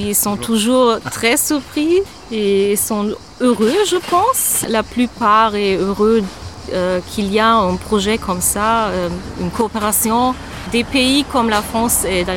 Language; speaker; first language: French; non-native, learner; German